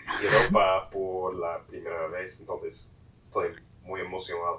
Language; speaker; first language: Spanish; non-native, learner; English